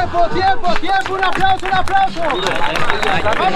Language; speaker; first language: Spanish; native; Spanish